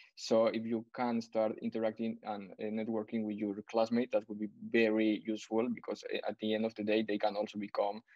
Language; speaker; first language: English; non-native, fluent; Spanish